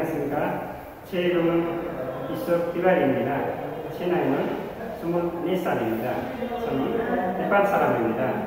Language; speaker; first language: Korean; non-native, learner; Nepali